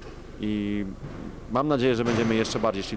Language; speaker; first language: Polish; native; Polish